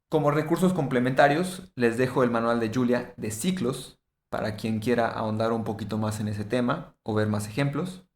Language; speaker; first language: Spanish; native; Spanish